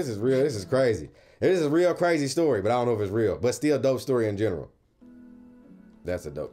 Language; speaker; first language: English; native; English